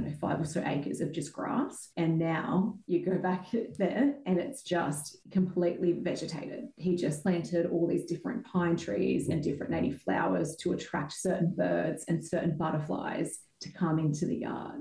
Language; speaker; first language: English; native; English